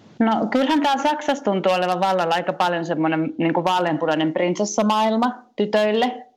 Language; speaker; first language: Finnish; native; Finnish